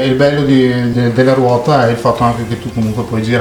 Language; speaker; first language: Italian; native; Italian